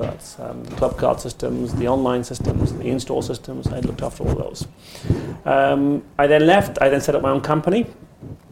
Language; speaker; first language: English; native; English